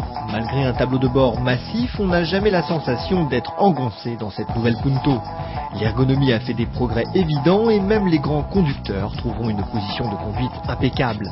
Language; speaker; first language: French; native; French